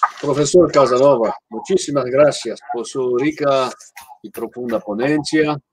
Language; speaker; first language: Spanish; non-native, fluent; Portuguese